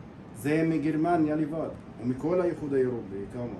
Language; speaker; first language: Hebrew; non-native, local second language; Arabic